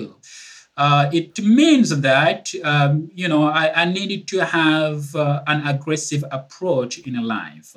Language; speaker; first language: English; non-native, fluent; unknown